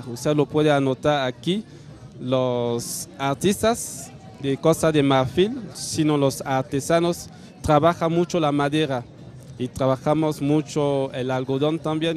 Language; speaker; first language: Spanish; non-native, fluent; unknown